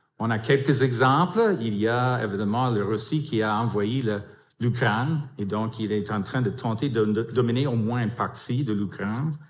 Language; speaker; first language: French; non-native, fluent; English